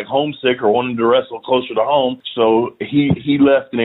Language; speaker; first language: English; native; English